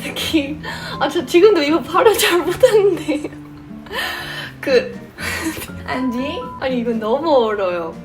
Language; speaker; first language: Korean; non-native, fluent; English